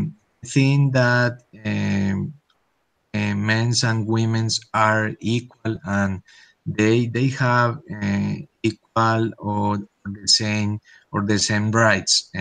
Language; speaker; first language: English; non-native, learner; Spanish